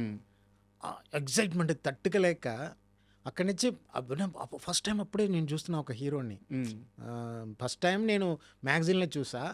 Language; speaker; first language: Telugu; non-native, fluent; Tamil